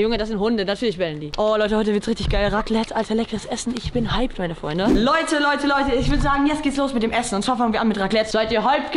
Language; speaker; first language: German; native; German